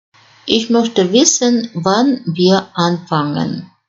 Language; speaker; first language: German; non-native, fluent; Russian